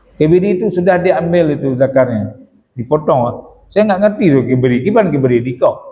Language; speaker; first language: Malay; non-native, local second language; Achinese